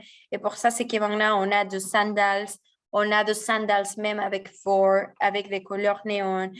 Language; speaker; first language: French; non-native, fluent; Spanish